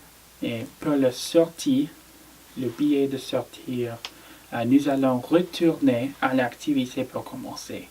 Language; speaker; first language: French; non-native, learner; English